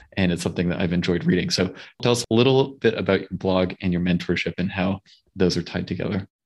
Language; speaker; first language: English; native; English